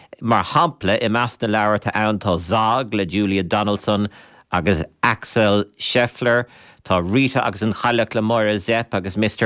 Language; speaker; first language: Irish; native; Irish